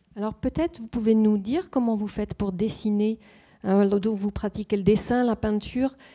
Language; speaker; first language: French; native; French